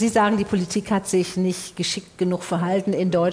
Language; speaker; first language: German; native; German